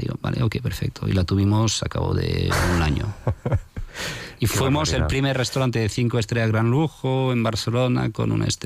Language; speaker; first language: Spanish; non-native, fluent; French